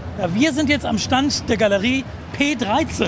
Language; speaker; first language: German; native; German